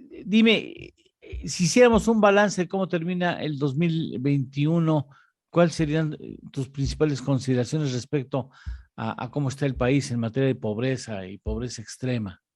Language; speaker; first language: Spanish; native; Spanish